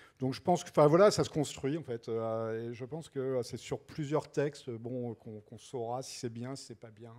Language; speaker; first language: French; native; French